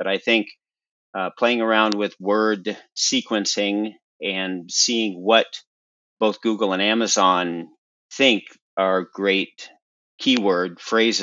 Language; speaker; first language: English; native; English